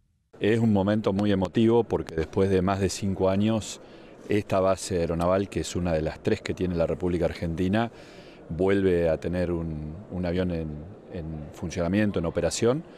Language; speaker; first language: Spanish; native; Spanish